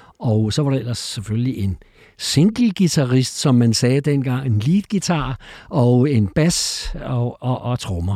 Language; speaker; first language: Danish; native; Danish